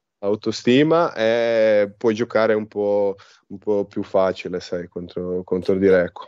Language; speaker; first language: Italian; non-native, learner; Serbian